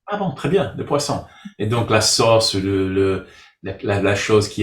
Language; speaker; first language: French; non-native, learner; English